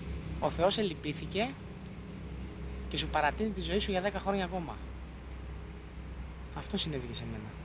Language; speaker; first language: Greek; native; Greek